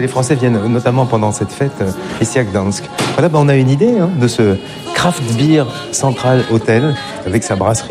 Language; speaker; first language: French; native; French